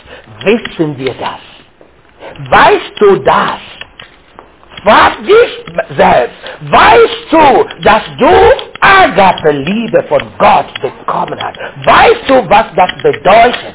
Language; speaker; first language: German; non-native, learner; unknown